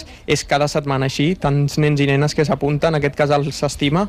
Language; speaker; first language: Catalan; native; Catalan